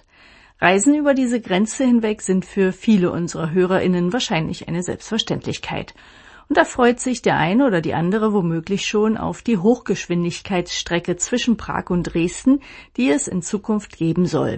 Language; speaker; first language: German; native; German